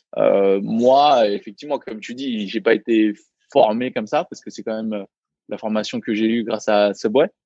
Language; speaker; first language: French; early bilingual, other home language; Vietnamese